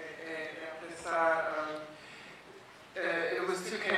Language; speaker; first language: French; non-native, learner; English